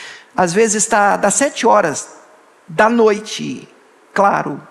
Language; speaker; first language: Portuguese; native; Portuguese